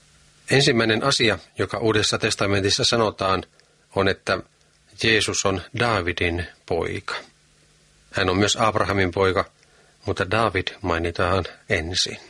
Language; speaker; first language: Finnish; native; Finnish